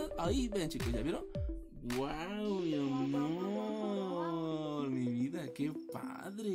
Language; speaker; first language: Spanish; native; Spanish